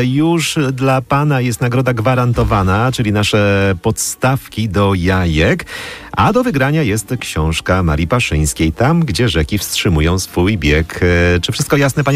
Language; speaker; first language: Polish; native; Polish